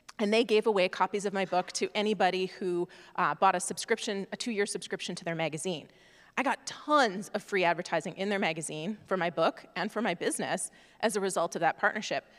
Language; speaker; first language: English; native; English